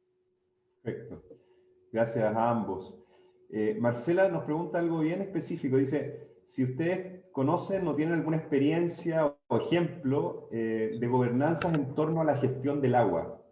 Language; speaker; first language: Spanish; native; Spanish